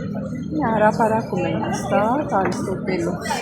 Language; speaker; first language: Greek; non-native, learner; Armenian